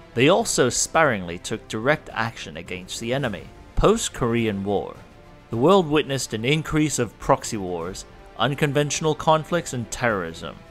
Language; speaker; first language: English; non-native, local second language; Cantonese